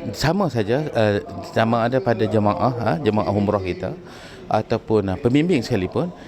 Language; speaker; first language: Malay; native; Malay